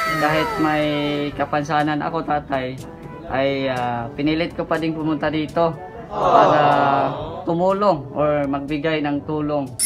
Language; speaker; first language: Filipino; non-native, local second language; Cebuano